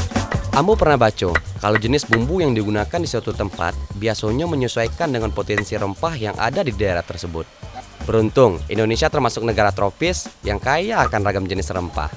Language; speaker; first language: Indonesian; native; Indonesian